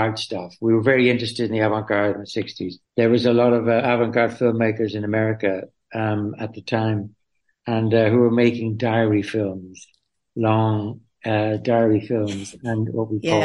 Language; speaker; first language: English; native; English